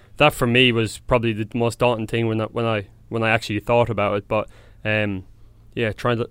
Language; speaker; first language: English; native; English